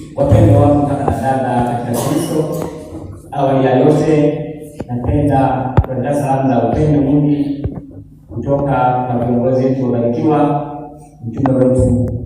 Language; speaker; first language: Swahili; native; Swahili